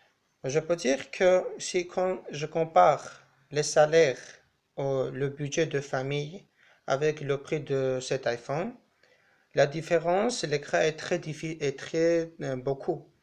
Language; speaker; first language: French; non-native, learner; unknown